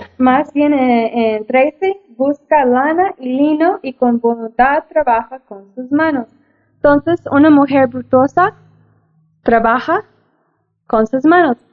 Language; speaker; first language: Spanish; non-native, fluent; English